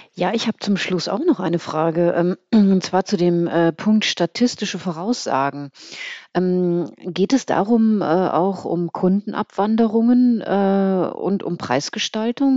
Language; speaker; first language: German; native; German